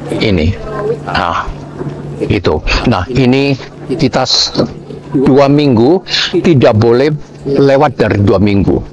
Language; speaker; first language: Indonesian; non-native, learner; Cantonese